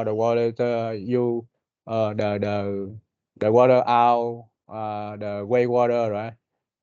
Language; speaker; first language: English; non-native, learner; Vietnamese